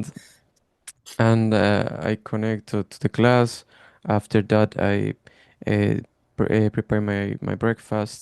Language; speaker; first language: English; non-native, learner; Spanish